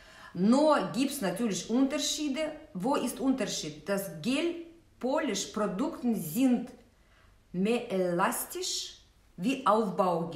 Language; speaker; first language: German; non-native, fluent; Russian